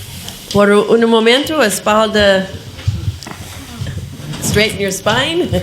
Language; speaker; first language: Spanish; non-native, learner; English